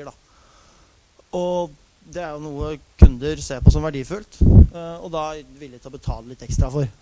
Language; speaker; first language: Norwegian; native; Norwegian